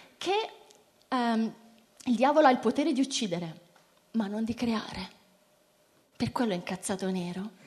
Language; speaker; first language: Italian; native; Italian